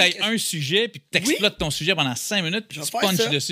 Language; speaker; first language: French; native; French